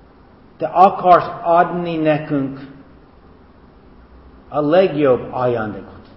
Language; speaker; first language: Hungarian; non-native, fluent; English